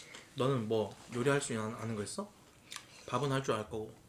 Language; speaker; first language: Korean; native; Korean